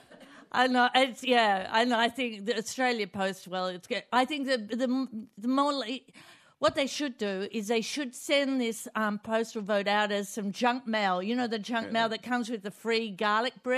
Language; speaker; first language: English; native; English